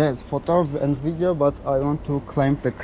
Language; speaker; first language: English; non-native, learner; Armenian